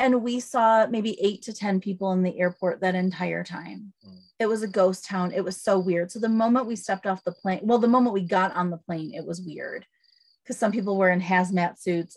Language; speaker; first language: English; native; English